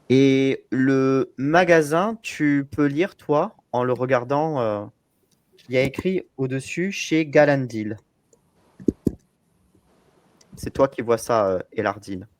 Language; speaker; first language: French; native; French